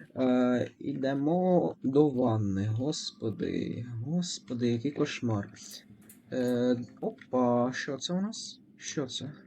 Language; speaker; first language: Ukrainian; non-native, local second language; Russian